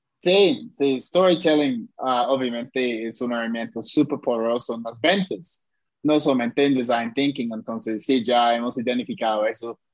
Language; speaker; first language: Spanish; non-native, fluent; English